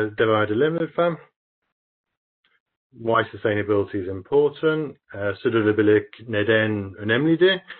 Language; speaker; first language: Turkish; non-native, learner; English